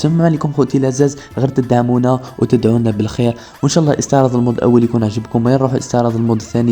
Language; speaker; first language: Arabic; native; Arabic